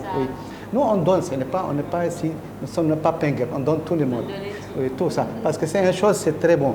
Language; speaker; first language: French; non-native, learner; Arabic